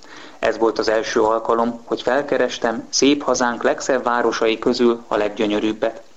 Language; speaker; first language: Hungarian; native; Hungarian